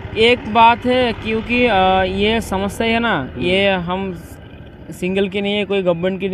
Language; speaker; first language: Hindi; non-native, learner; Bangla